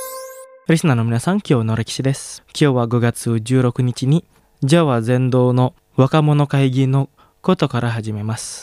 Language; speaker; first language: Japanese; non-native, fluent; Indonesian